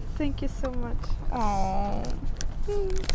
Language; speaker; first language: English; non-native, fluent; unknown